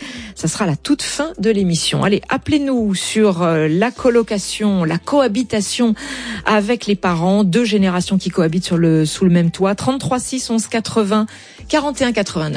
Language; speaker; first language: French; native; French